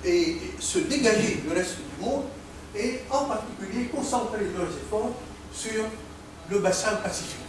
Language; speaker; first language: French; non-native, local second language; Arabic